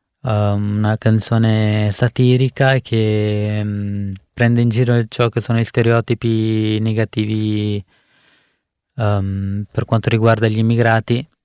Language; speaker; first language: Italian; early bilingual, other home language; Punjabi